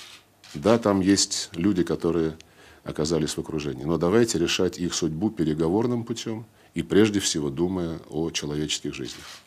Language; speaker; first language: Russian; native; Russian